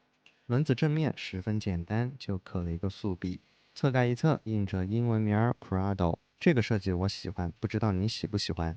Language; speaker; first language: Chinese; native; Chinese